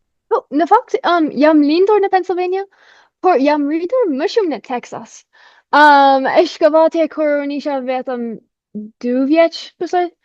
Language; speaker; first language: Albanian; non-native, fluent; English